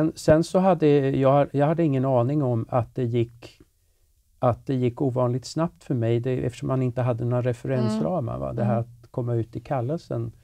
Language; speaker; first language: Swedish; native; Swedish